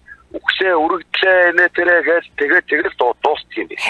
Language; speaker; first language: Mongolian; native; Mongolian